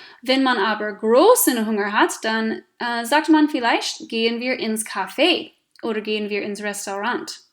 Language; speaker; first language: German; non-native, fluent; English